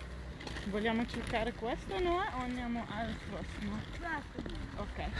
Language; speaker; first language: Italian; non-native, fluent; Dutch